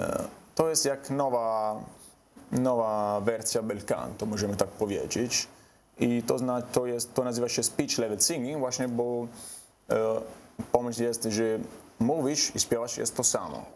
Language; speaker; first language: Polish; non-native, learner; Italian